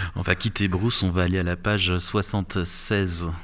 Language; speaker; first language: French; native; French